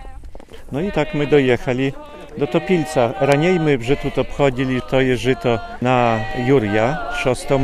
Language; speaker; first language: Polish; non-native, local second language; Belarusian